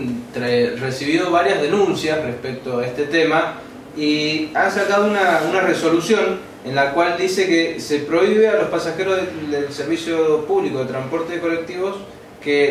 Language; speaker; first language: Spanish; native; Spanish